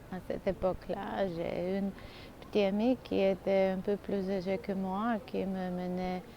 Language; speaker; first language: French; non-native, learner; Bulgarian